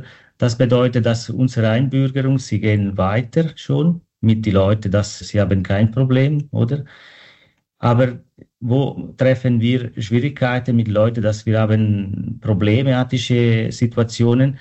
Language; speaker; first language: German; non-native, local second language; Italian